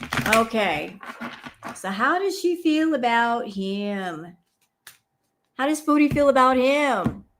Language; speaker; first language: English; native; English